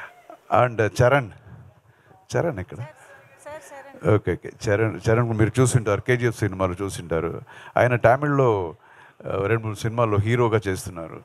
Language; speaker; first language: Telugu; non-native, local second language; Kannada